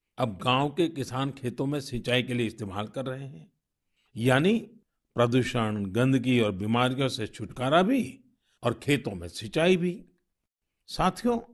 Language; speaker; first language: Hindi; non-native, local second language; Gujarati